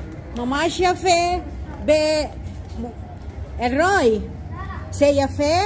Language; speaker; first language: Hebrew; non-native, learner; Filipino